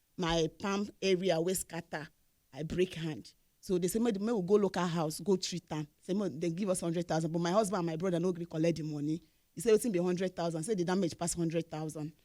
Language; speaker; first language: Nigerian Pidgin; non-native, local second language; Igbo